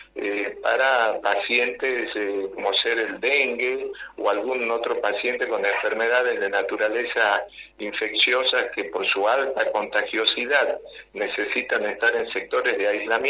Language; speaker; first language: Spanish; native; Spanish